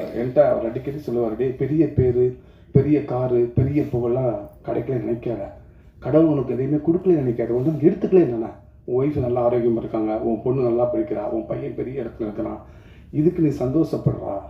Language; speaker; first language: Tamil; native; Tamil